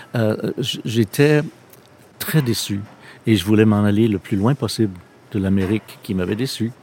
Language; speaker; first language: French; non-native, local second language; English